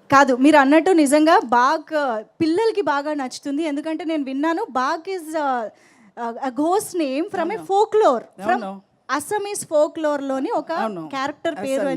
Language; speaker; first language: Telugu; native; Telugu